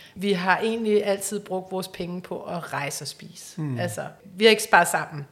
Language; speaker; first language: Danish; native; Danish